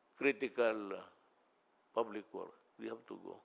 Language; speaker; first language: English; non-native, local second language; Filipino